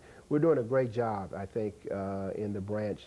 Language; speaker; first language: English; native; English